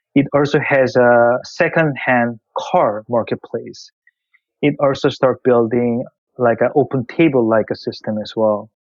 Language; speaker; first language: English; non-native, fluent; Korean